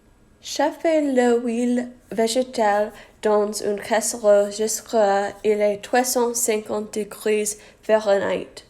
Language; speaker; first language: French; non-native, learner; English